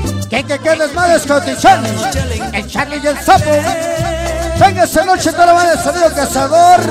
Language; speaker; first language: Spanish; native; Spanish